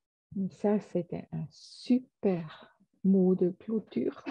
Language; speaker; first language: French; non-native, fluent; German